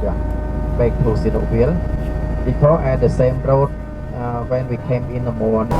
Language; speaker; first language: English; non-native, learner; Khmer